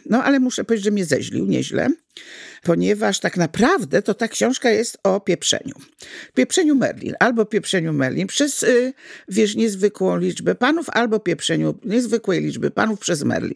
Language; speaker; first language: Polish; native; Polish